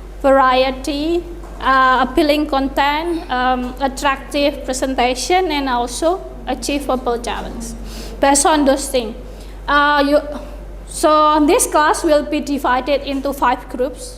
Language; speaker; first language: English; non-native, fluent; Indonesian